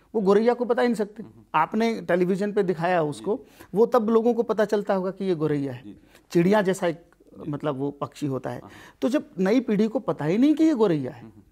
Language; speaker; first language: Hindi; native; Hindi